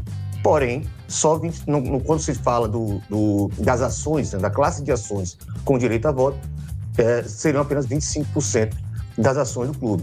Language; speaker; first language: Portuguese; native; Portuguese